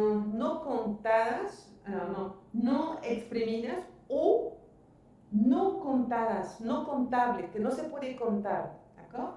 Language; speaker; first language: Spanish; non-native, fluent; French